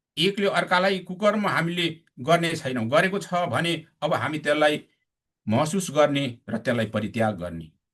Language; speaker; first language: Nepali; non-native, local second language; Limbu